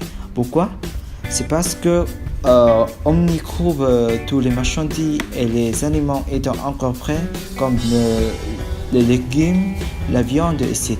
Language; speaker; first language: French; non-native, learner; Vietnamese